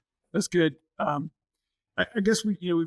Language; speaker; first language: English; native; English